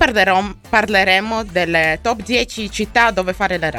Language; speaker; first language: Italian; native; Italian